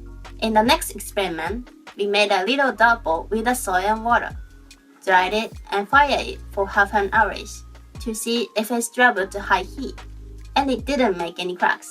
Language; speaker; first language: English; non-native, fluent; Japanese